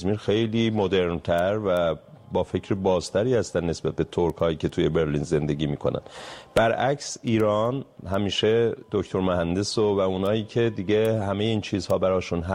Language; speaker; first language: Persian; non-native, local second language; Azerbaijani